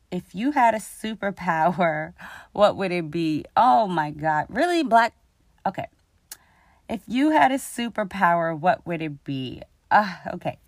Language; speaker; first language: English; native; English